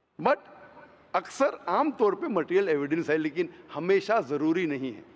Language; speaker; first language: Hindi; non-native, local second language; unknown